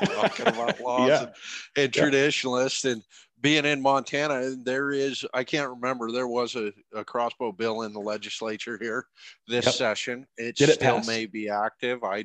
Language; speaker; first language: English; native; English